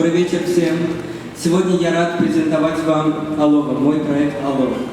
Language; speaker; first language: Russian; non-native, local second language; Azerbaijani